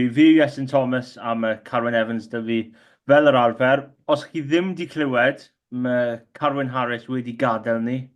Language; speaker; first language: Welsh; non-native, local second language; English